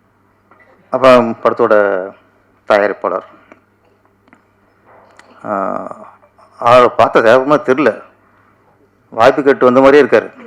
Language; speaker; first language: Tamil; native; Tamil